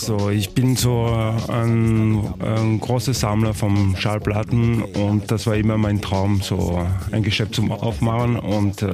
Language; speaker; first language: German; non-native, learner; French